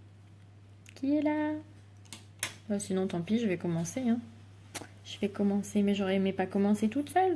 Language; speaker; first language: French; native; French